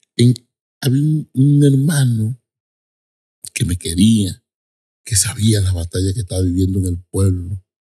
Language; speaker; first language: Spanish; native; Spanish